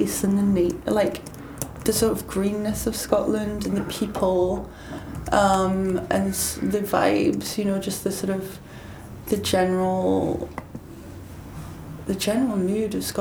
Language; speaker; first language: English; native; English